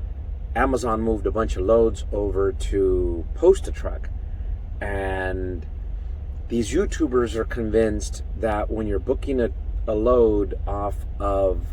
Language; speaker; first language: English; native; English